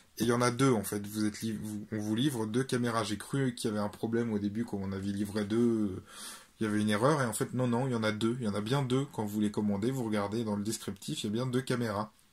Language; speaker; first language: French; native; French